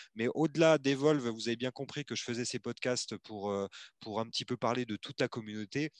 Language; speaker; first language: French; native; French